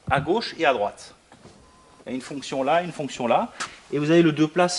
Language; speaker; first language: French; native; French